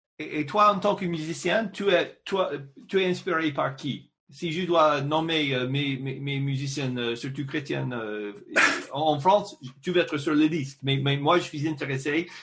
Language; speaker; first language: French; non-native, fluent; English